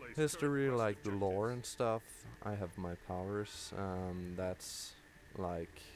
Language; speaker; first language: English; non-native, fluent; Danish